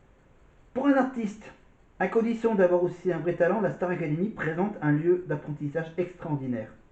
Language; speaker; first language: French; native; French